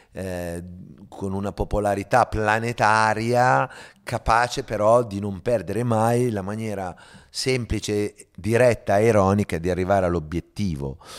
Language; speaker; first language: Italian; native; Italian